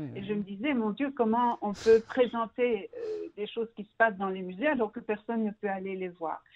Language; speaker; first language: French; native; French